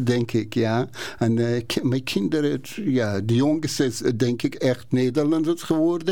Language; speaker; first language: Dutch; non-native, learner; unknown